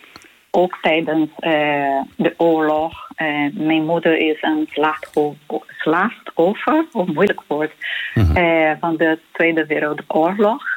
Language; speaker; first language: Dutch; non-native, learner; Portuguese